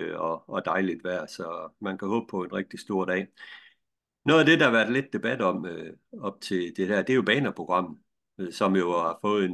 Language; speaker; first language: Danish; native; Danish